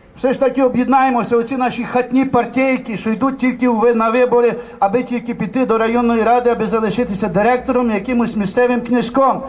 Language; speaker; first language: Ukrainian; native; Ukrainian